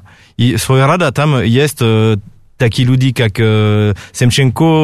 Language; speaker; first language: Russian; non-native, fluent; French